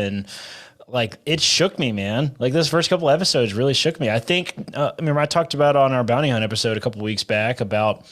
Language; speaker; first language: English; native; English